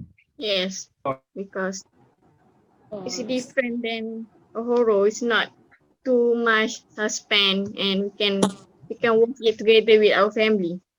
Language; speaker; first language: English; non-native, learner; Malay